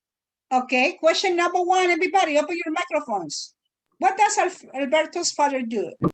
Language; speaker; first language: English; non-native, fluent; Spanish